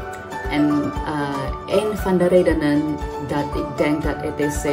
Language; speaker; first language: Dutch; non-native, fluent; Indonesian